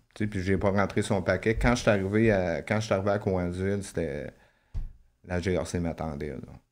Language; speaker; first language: French; native; French